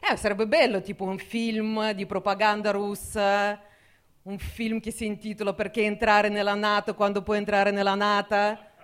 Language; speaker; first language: Italian; non-native, fluent; Russian